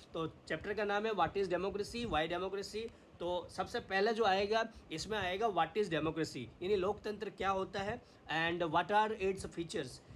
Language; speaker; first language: Hindi; native; Hindi